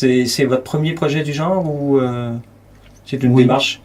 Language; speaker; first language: French; native; French